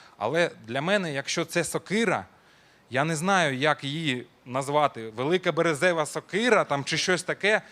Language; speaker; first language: Ukrainian; non-native, local second language; Russian